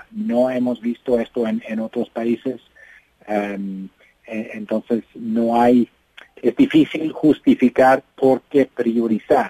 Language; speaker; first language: Spanish; non-native, fluent; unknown